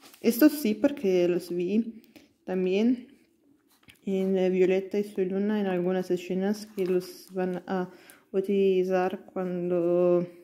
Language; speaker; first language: Spanish; non-native, learner; Italian